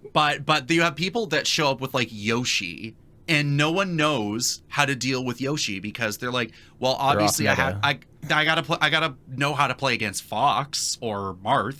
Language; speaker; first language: English; native; English